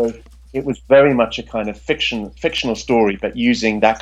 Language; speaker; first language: English; native; English